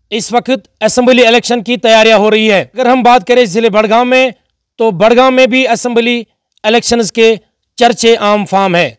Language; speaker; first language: Hindi; non-native, local second language; Kashmiri